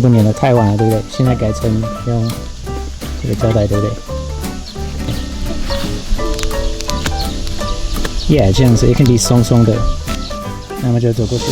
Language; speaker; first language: Chinese; non-native, fluent; English